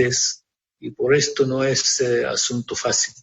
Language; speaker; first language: Spanish; non-native, fluent; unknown